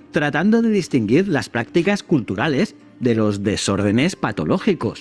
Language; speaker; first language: Spanish; native; Spanish